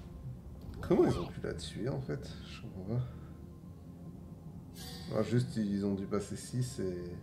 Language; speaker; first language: French; native; French